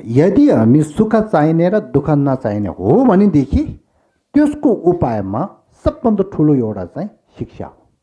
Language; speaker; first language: Nepali; non-native, local second language; Tibetan